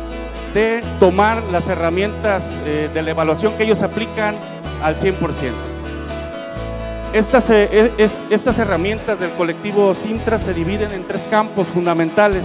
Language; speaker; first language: Spanish; native; Spanish